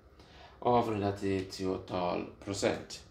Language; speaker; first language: Swedish; non-native, fluent; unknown